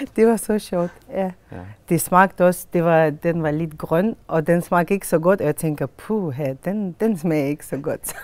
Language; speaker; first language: Danish; non-native, fluent; Lithuanian